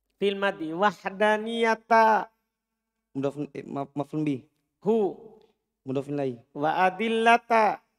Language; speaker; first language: Arabic; non-native, fluent; Indonesian